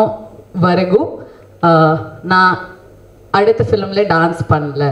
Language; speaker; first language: Tamil; non-native, learner; Kannada